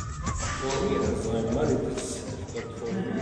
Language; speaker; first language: English; non-native, learner; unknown